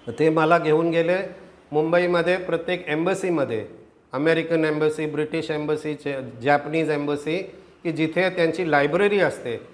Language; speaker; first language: Marathi; non-native, local second language; Gujarati